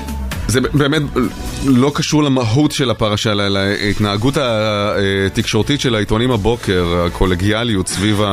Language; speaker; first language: Hebrew; native; Hebrew